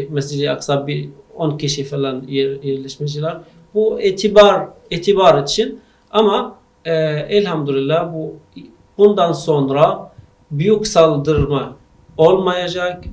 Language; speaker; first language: Turkish; non-native, learner; Arabic